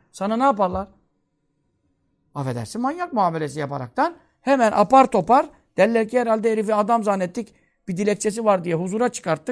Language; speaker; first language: Turkish; native; Turkish